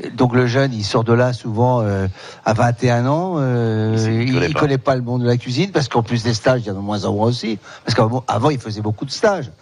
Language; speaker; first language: French; native; French